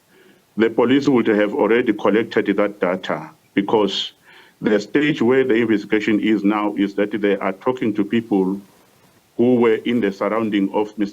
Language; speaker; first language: English; non-native, local second language; Swati